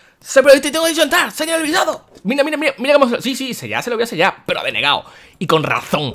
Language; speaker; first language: Spanish; native; Spanish